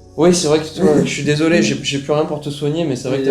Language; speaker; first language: French; native; French